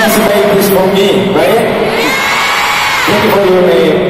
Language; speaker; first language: English; non-native, learner; Korean